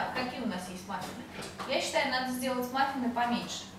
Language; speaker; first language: Russian; native; Russian